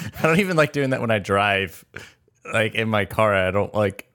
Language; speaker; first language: English; native; English